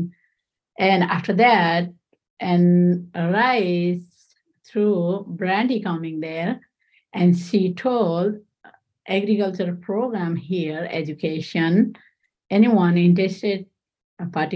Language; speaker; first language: English; non-native, learner; Nepali